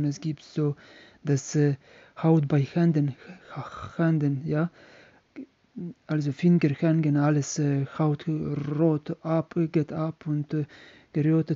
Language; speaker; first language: German; non-native, learner; Ukrainian